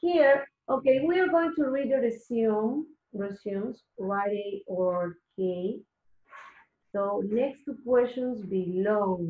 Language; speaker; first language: English; non-native, learner; Spanish